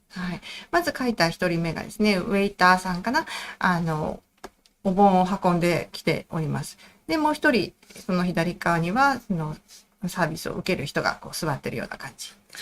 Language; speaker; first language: Japanese; native; Japanese